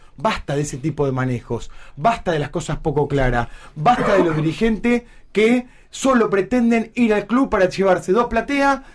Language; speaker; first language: Spanish; native; Spanish